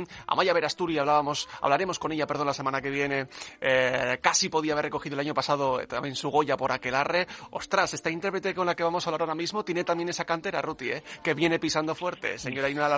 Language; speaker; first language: Spanish; native; Spanish